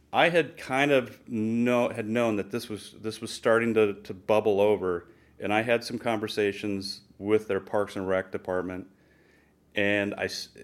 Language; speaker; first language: English; native; English